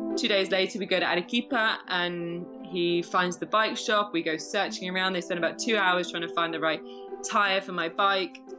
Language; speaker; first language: English; native; English